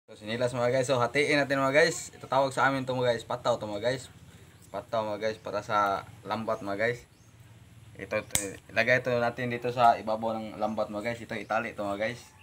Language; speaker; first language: Filipino; non-native, local second language; Cebuano